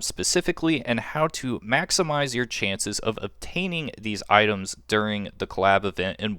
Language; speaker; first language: English; native; English